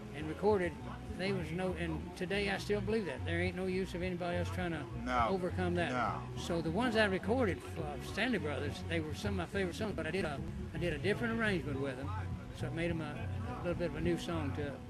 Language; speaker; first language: English; native; English